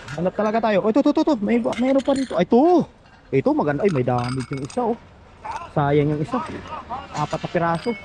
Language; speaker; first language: Filipino; native; Filipino